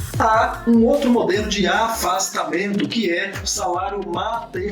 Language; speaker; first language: Portuguese; native; Portuguese